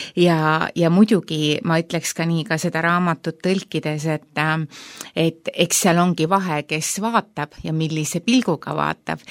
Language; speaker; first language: Estonian; native; Estonian